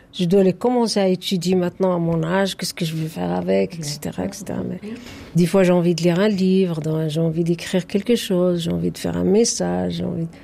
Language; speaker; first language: French; non-native, fluent; Arabic